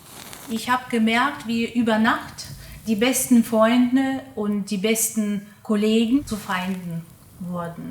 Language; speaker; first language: German; non-native, fluent; Russian